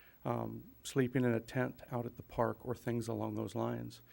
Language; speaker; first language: English; native; English